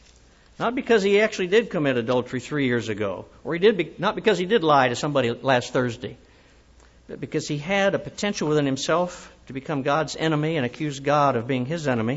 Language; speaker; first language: English; native; English